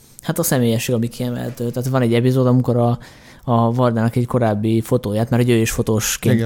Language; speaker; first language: Hungarian; native; Hungarian